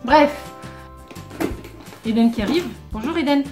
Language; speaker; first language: French; native; French